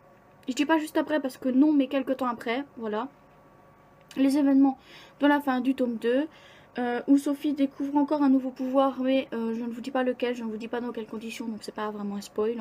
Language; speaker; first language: French; native; French